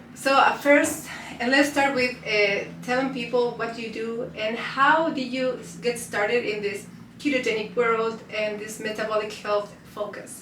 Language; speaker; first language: English; non-native, fluent; Spanish